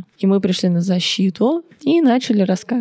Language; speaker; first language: Russian; native; Russian